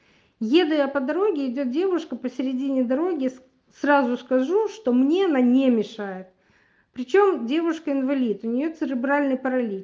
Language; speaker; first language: Russian; native; Russian